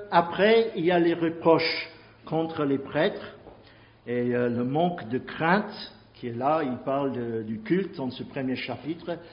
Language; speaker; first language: French; non-native, fluent; English